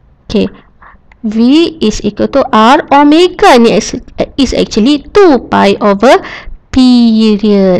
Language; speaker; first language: English; non-native, local second language; Malay